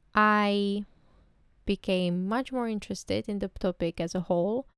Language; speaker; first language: English; non-native, fluent; Czech